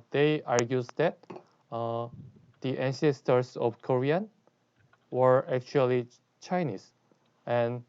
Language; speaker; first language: English; non-native, learner; Korean